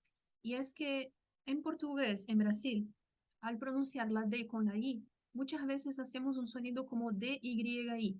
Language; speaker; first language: Spanish; non-native, fluent; Portuguese